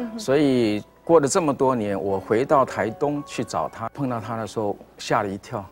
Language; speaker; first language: Chinese; native; Chinese